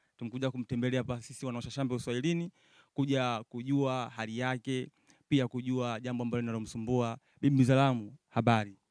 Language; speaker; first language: Swahili; native; Swahili